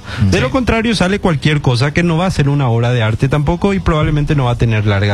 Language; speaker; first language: Spanish; native; Spanish